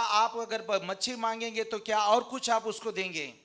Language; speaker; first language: Hindi; native; Hindi